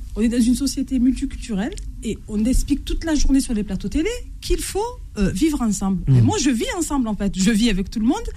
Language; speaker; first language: French; early bilingual, other home language; Arabic